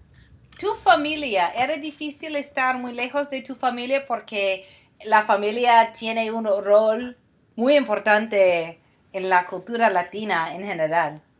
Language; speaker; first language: Spanish; non-native, fluent; English